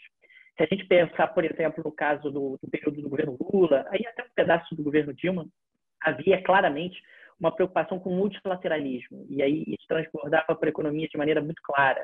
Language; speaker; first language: Portuguese; native; Portuguese